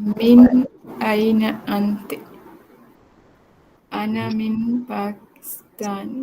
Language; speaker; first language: Arabic; non-native, learner; Divehi